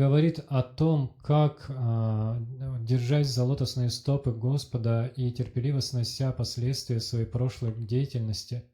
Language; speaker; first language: Russian; native; Russian